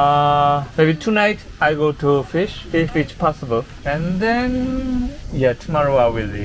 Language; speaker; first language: English; non-native, learner; Korean